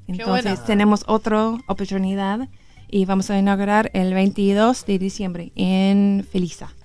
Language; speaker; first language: Spanish; non-native, learner; English